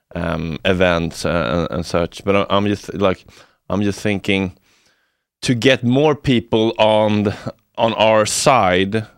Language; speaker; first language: English; non-native, fluent; Swedish